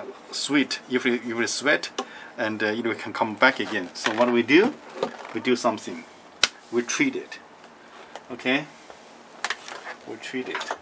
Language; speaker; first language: English; non-native, fluent; Chinese